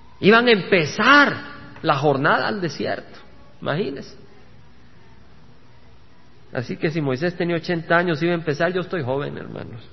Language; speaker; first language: Spanish; native; Spanish